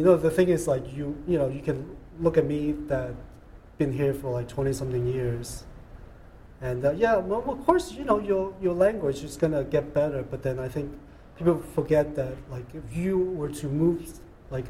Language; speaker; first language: English; non-native, local second language; Cantonese